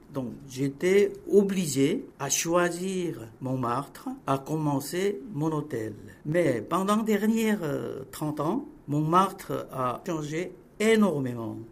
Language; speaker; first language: French; non-native, fluent; Korean